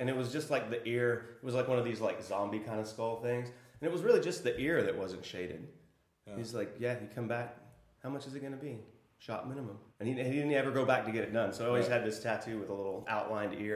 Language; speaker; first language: English; native; English